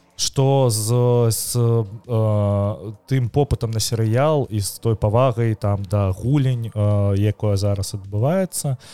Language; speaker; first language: Belarusian; native; Belarusian